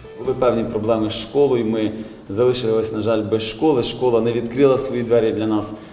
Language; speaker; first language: Ukrainian; native; Ukrainian